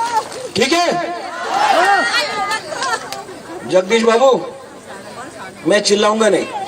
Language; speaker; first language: Hindi; non-native, local second language; Kok Borok